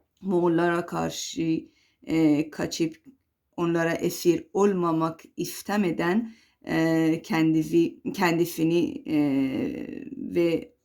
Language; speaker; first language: Turkish; non-native, fluent; Persian